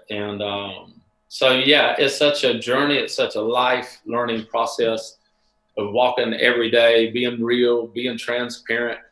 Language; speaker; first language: English; native; English